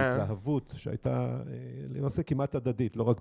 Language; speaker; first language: Hebrew; native; Hebrew